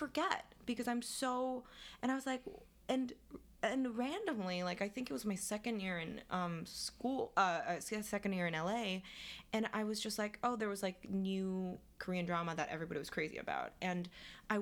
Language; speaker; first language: English; non-native, fluent; Korean